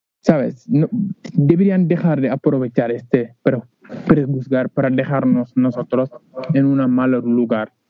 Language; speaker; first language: Spanish; non-native, learner; Wolof